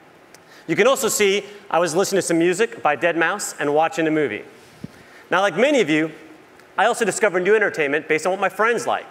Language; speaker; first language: English; native; English